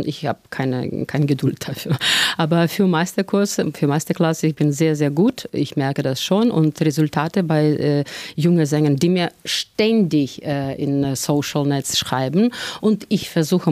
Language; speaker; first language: German; non-native, fluent; Russian